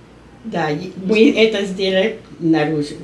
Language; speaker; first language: Russian; non-native, learner; Spanish